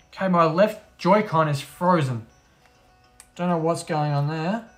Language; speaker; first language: English; native; English